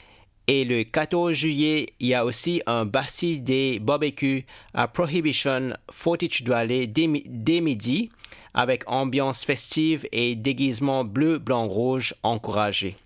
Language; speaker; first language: French; non-native, fluent; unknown